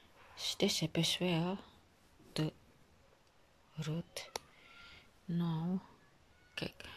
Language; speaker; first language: Dutch; non-native, learner; Indonesian